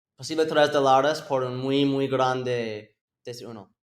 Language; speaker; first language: Spanish; non-native, learner; English